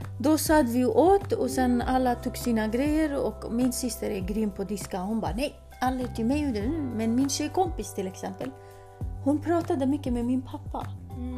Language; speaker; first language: Swedish; early bilingual, other home language; Kurdish